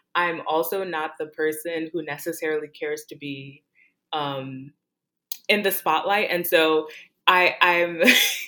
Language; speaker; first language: English; early bilingual, other home language; Haitian Creole